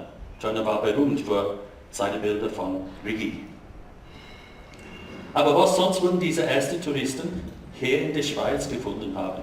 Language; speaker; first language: German; non-native, fluent; English